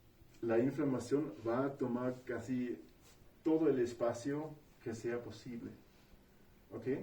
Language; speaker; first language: Spanish; non-native, fluent; German